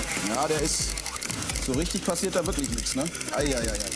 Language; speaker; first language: German; native; German